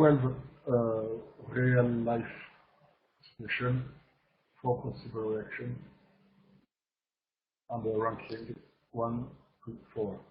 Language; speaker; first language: English; non-native, learner; French